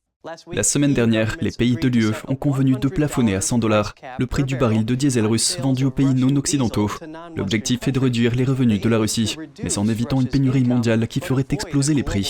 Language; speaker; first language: French; native; French